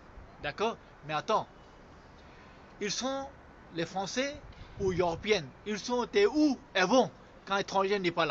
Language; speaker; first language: French; non-native, fluent; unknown